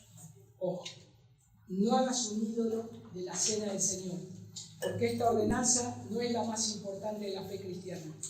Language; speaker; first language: Spanish; native; Spanish